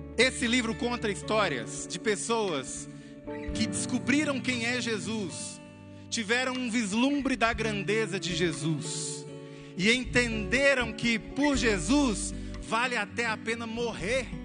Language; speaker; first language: Portuguese; native; Portuguese